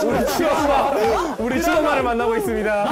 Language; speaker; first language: Korean; native; Korean